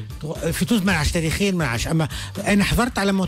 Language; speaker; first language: Arabic; native; Arabic